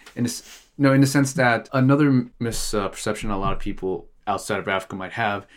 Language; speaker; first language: English; non-native, fluent; Tigrinya